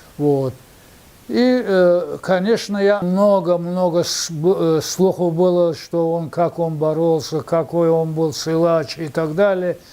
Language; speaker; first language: Russian; non-native, local second language; Avaric